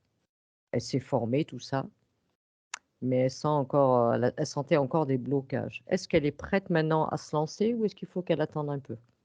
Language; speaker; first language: French; native; French